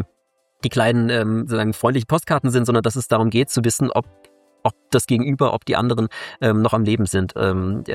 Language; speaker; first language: German; native; German